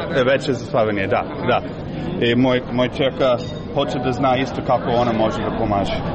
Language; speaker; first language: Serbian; non-native, learner; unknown